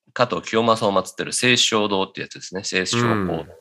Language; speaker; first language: Japanese; native; Japanese